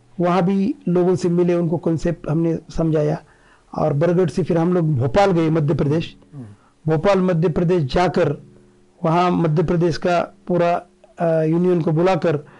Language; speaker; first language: Hindi; non-native, local second language; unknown